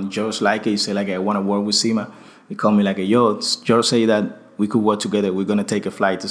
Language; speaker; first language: English; non-native, fluent; Spanish